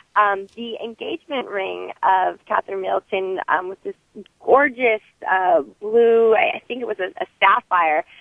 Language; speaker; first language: English; native; English